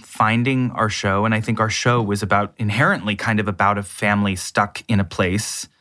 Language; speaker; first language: English; native; English